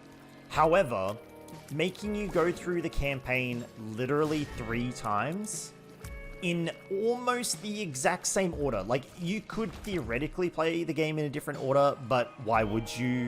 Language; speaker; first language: English; native; English